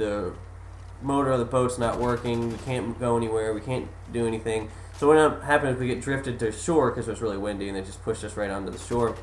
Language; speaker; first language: English; native; English